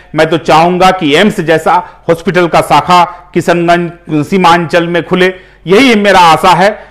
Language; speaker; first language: Hindi; native; Hindi